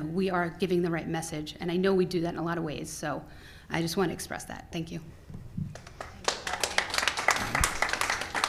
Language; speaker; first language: English; native; English